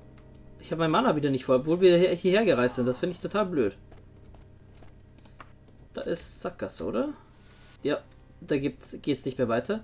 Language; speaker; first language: German; native; German